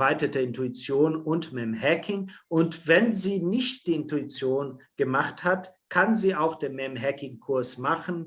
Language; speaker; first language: German; non-native, fluent; Portuguese